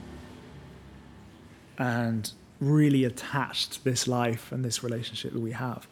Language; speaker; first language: English; native; English